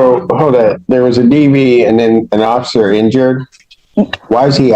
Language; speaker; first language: English; native; English